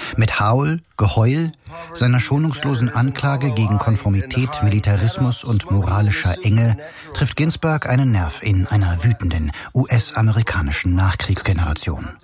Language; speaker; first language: German; native; German